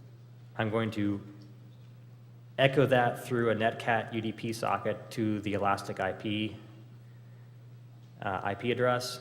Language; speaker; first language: English; native; English